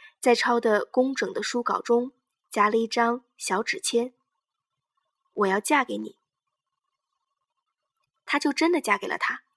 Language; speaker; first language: Chinese; native; Chinese